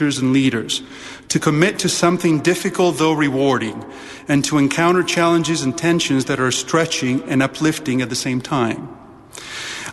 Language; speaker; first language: English; non-native, fluent; Italian